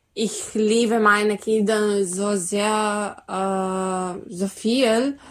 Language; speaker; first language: German; non-native, learner; Serbian